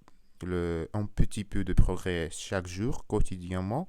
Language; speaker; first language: French; non-native, learner; Russian